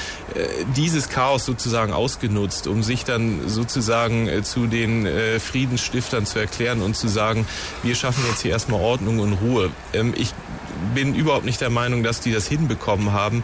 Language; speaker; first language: German; native; German